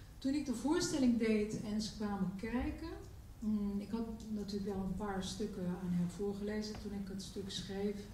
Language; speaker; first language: Dutch; early bilingual, other home language; Turkish